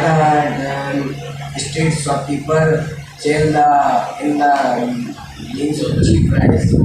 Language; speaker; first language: English; non-native, learner; Hindi